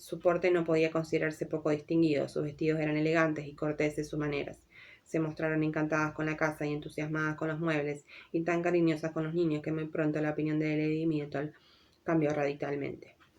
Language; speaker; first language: Spanish; native; Spanish